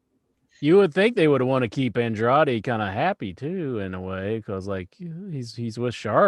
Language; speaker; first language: English; native; English